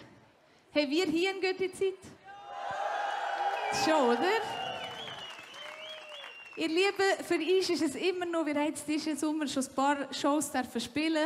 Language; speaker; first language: German; native; German